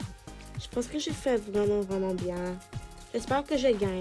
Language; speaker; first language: French; non-native, learner; English